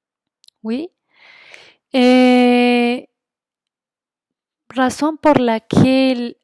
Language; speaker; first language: French; non-native, fluent; Spanish